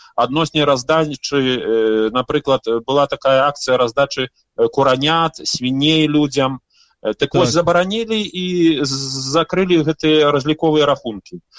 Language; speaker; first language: Belarusian; native; Belarusian